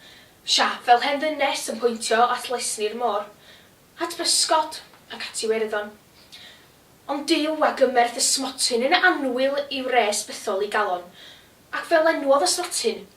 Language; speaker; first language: Welsh; native; Welsh